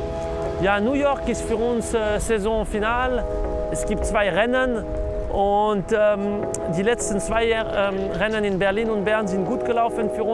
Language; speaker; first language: German; non-native, local second language; French